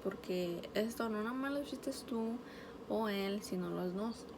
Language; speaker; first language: Spanish; early bilingual, heritage; Spanish